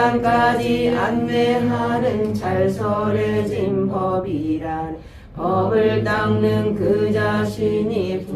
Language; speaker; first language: Korean; native; Korean